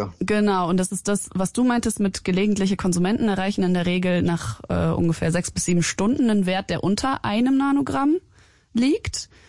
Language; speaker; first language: German; early bilingual, other home language; Arabic